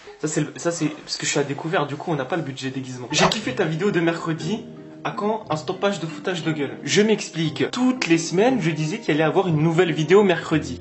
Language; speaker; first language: French; native; French